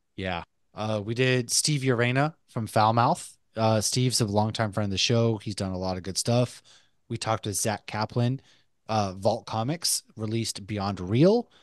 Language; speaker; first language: English; native; English